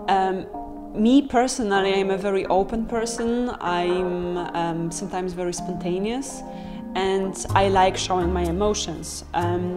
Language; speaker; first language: English; non-native, fluent; Polish